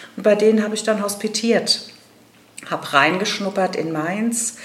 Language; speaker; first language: German; native; German